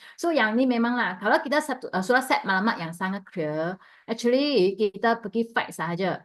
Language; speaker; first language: Malay; non-native, local second language; Chinese